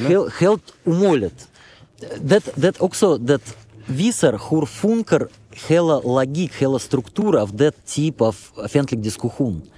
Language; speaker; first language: Swedish; non-native, fluent; Russian